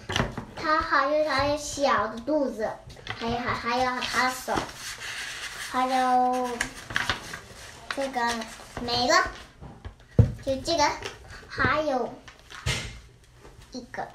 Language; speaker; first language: Chinese; early bilingual, heritage; English